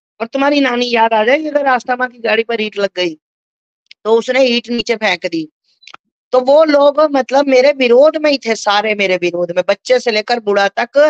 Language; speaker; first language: Hindi; native; Hindi